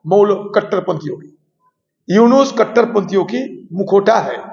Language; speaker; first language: Hindi; non-native, local second language; Bangla